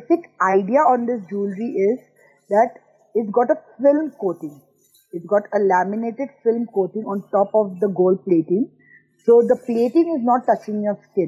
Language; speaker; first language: English; non-native, local second language; Gujarati